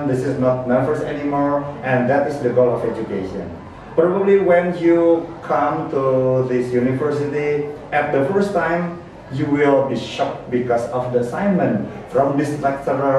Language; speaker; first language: English; non-native, learner; Indonesian